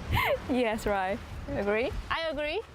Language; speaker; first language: English; non-native, learner; Korean